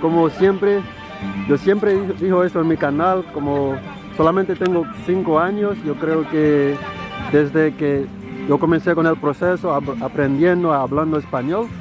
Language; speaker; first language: Spanish; non-native, learner; Haitian Creole